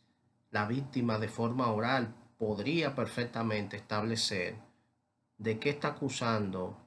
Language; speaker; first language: Spanish; native; Spanish